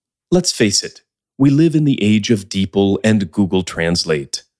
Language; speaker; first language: English; native; English